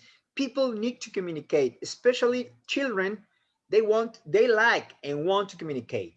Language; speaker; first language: English; non-native, fluent; Spanish